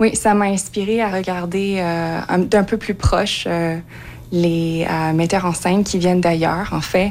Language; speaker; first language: French; non-native, local second language; English